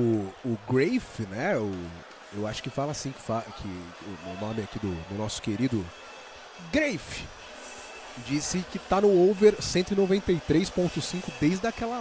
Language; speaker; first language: Portuguese; native; Portuguese